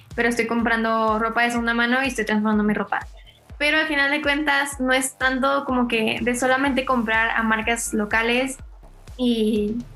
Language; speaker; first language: Spanish; native; Spanish